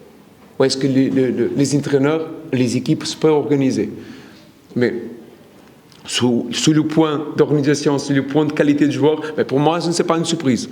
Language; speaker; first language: French; non-native, learner; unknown